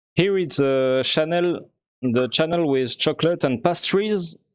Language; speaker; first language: English; non-native, learner; French